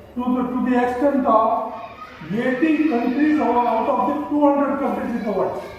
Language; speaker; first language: English; non-native, local second language; Kannada